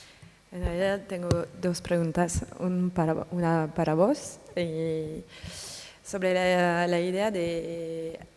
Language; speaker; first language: Spanish; non-native, learner; French